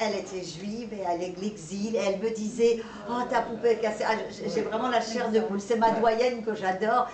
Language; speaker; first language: French; non-native, fluent; Persian